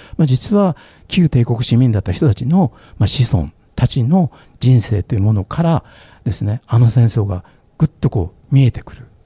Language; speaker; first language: Japanese; native; Japanese